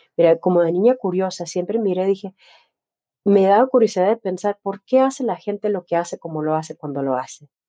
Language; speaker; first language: Spanish; native; Spanish